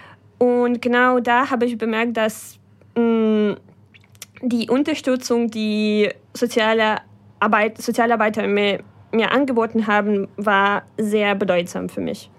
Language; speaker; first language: German; non-native, fluent; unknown